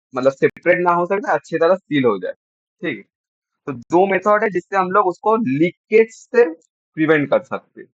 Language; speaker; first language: Hindi; non-native, local second language; Bangla